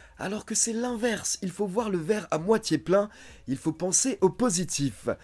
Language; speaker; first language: French; native; French